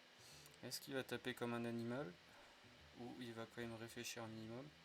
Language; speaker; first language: French; native; French